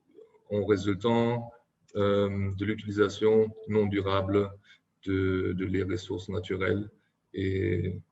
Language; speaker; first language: French; non-native, fluent; German